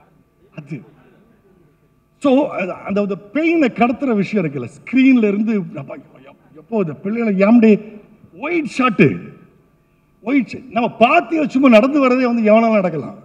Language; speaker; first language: Tamil; native; Tamil